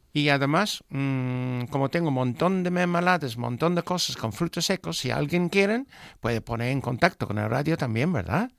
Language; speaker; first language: Spanish; non-native, fluent; English